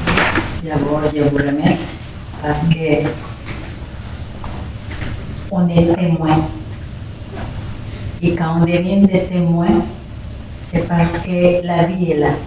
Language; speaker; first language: French; non-native, fluent; Spanish